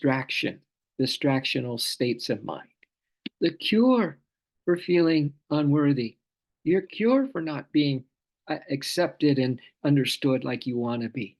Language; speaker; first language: English; native; English